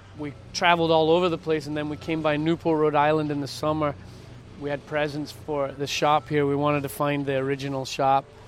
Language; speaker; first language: English; native; English